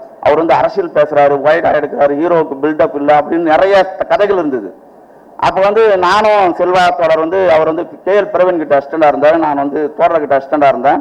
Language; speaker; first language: Tamil; native; Tamil